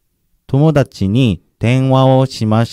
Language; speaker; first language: Japanese; non-native, learner; Korean